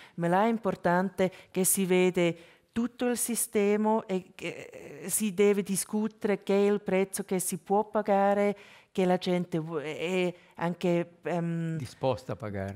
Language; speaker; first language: Italian; non-native, local second language; German